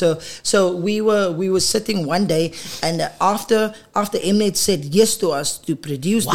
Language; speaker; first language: English; non-native, local second language; Afrikaans